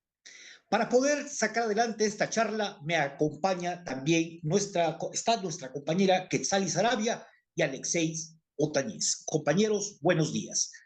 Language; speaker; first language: Spanish; native; Spanish